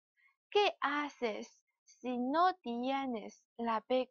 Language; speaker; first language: Spanish; non-native, fluent; Chinese